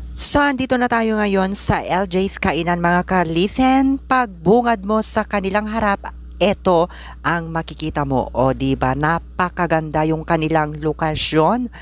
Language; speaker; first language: Filipino; non-native, local second language; Iloko